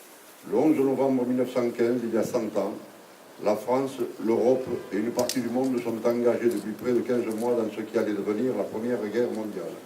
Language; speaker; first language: French; native; French